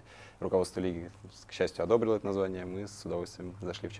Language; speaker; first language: Russian; native; Russian